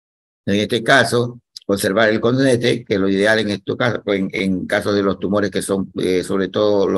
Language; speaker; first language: Spanish; native; Spanish